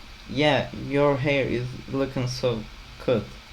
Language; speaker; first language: English; non-native, learner; Turkish